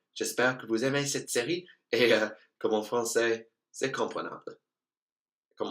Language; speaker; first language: French; non-native, learner; English